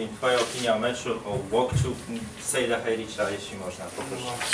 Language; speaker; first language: Polish; native; Polish